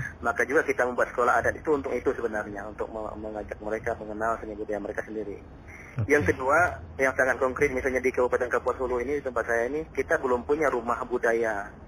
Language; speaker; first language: Indonesian; non-native, local second language; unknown